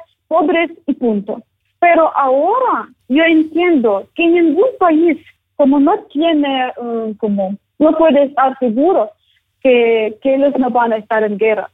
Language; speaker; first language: Spanish; non-native, learner; Ukrainian